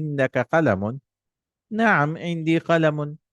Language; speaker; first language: Arabic; non-native, fluent; Urdu